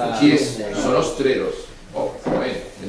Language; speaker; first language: Spanish; native; Spanish